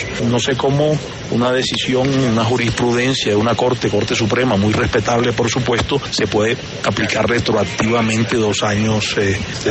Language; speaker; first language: Spanish; native; Spanish